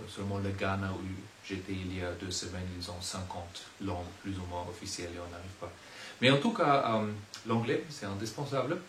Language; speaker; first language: French; non-native, fluent; German